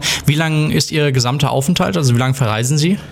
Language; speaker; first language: German; native; German